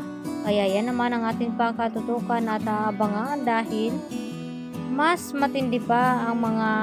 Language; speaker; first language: Filipino; native; Filipino